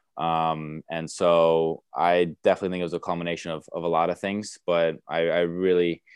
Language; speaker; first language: English; early bilingual, other home language; Romanian